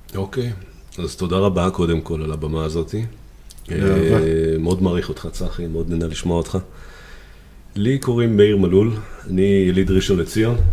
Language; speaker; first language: Hebrew; native; Hebrew